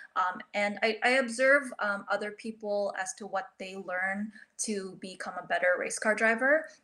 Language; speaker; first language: English; early bilingual, other home language; Filipino